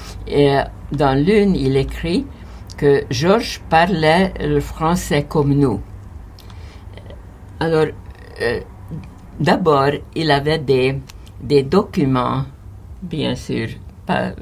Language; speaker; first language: French; non-native, fluent; Hungarian